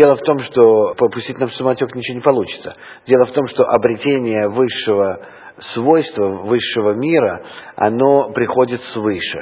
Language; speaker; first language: Russian; native; Russian